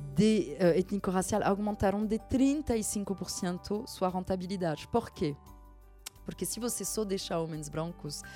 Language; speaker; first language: Portuguese; non-native, fluent; French